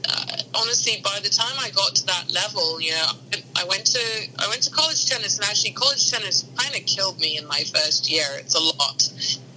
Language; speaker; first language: English; native; English